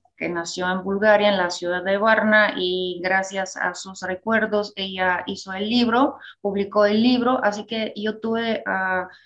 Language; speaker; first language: Spanish; non-native, fluent; Bulgarian